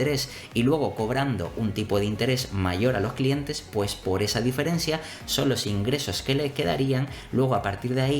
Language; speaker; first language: Spanish; native; Spanish